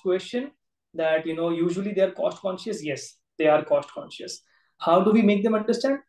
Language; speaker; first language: English; non-native, local second language; Gujarati